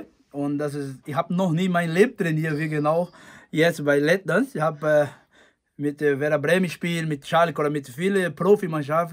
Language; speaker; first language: German; non-native, learner; Portuguese